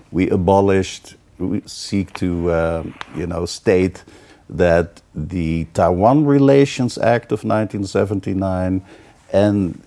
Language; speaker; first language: English; non-native, fluent; Dutch